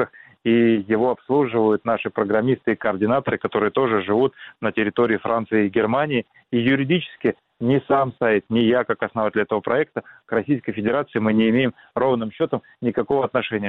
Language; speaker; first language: Russian; native; Russian